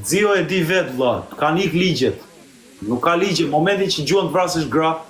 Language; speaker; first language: Albanian; early bilingual, heritage; Albanian